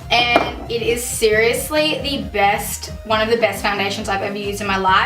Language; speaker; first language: English; native; English